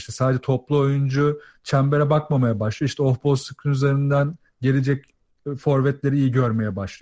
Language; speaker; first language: Turkish; native; Turkish